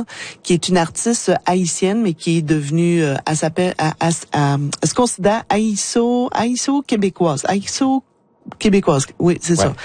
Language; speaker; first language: French; native; French